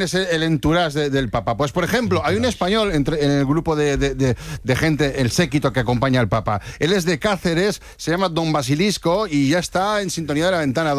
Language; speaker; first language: Spanish; native; Spanish